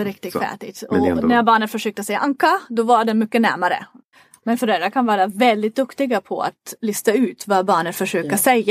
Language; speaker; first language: Swedish; non-native, fluent; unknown